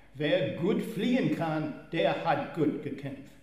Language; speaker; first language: German; non-native, fluent; English